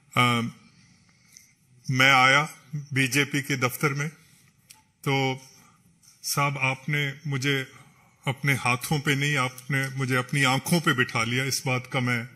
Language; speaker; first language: Hindi; non-native, local second language; Punjabi